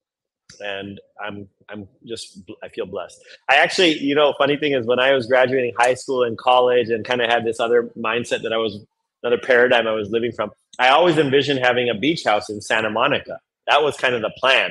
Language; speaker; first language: English; native; English